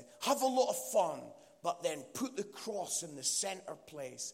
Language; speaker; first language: English; native; English